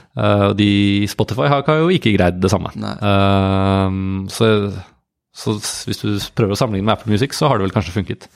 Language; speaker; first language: Norwegian; native; Norwegian